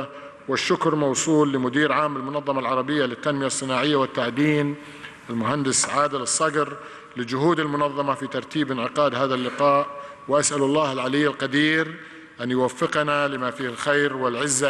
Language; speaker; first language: Arabic; native; Arabic